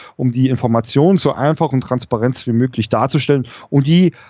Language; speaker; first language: German; native; German